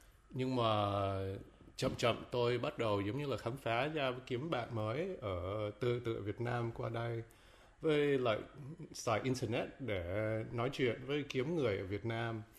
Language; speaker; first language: Vietnamese; early bilingual, heritage; Vietnamese